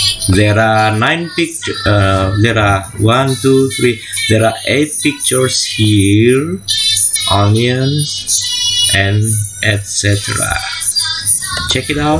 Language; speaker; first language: English; non-native, learner; Indonesian